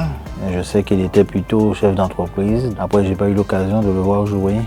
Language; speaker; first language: French; native; French